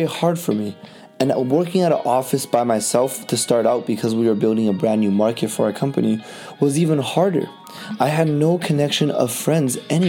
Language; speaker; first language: English; native; English